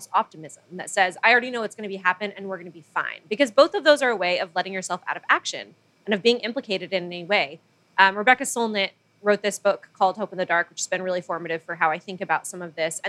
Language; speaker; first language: English; non-native, local second language; Filipino